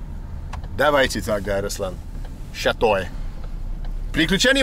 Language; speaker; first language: Russian; non-native, learner; English